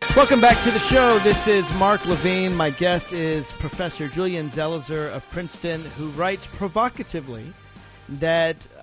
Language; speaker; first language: English; native; English